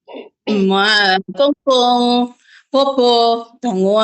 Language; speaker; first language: Chinese; non-native, learner; Indonesian